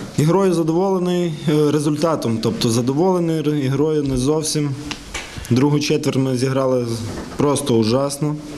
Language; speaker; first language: Ukrainian; non-native, local second language; Russian